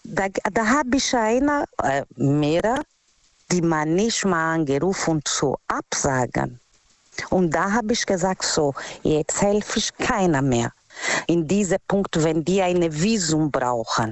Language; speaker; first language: German; non-native, fluent; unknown